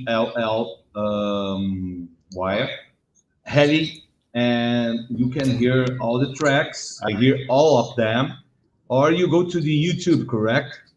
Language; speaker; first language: English; non-native, learner; Portuguese